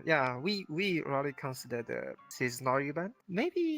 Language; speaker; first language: English; non-native, learner; Japanese